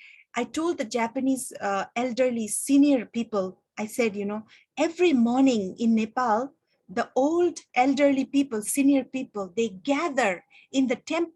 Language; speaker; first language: English; non-native, fluent; Nepali